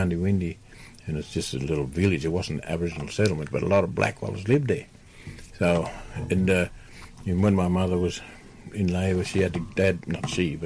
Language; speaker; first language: English; native; English